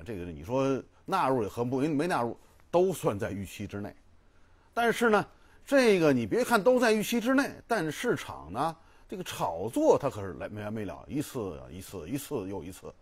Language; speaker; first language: Chinese; native; Chinese